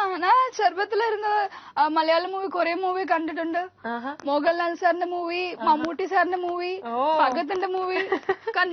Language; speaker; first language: Malayalam; non-native, learner; Tamil